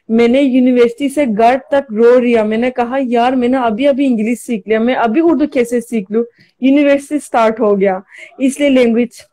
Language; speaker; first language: Hindi; non-native, learner; Turkish